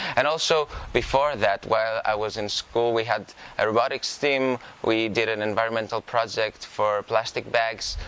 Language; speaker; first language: English; non-native, fluent; Greek